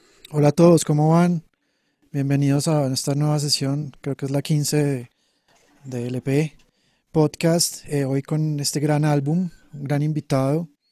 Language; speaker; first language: Spanish; native; Spanish